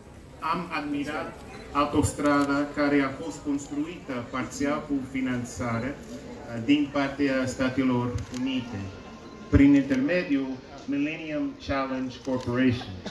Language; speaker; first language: Romanian; non-native, fluent; English